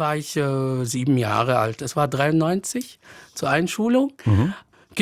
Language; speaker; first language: German; non-native, fluent; Arabic